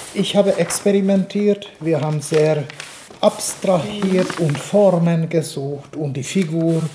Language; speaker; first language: German; non-native, fluent; Hungarian